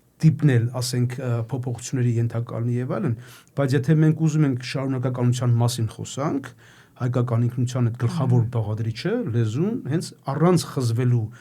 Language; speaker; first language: Armenian; native; Armenian